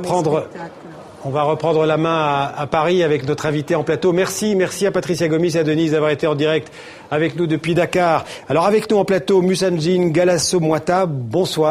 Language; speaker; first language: French; native; French